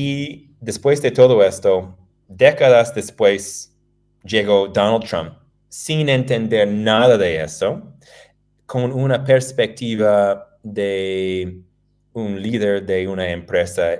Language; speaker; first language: Spanish; non-native, fluent; English